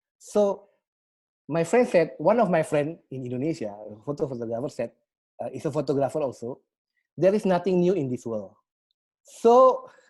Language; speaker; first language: English; non-native, learner; Indonesian